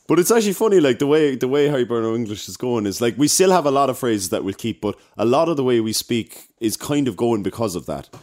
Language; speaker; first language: English; native; English